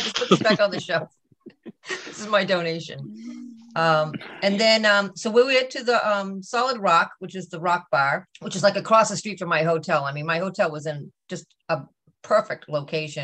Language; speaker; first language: English; native; English